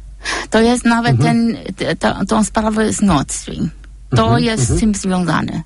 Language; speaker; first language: Polish; non-native, fluent; German